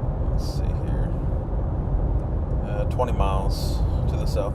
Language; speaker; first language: English; native; English